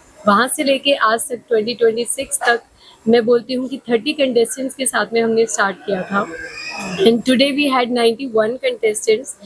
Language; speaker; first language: Hindi; native; Hindi